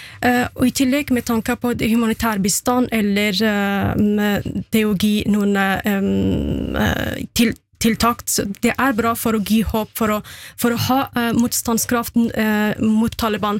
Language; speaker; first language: Norwegian; non-native, fluent; Persian